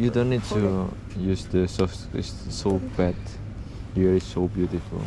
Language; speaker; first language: English; non-native, learner; Indonesian